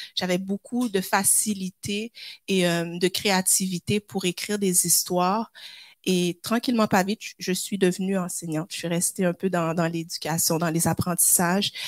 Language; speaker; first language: French; native; French